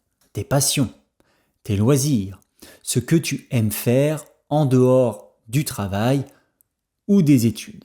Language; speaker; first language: French; native; French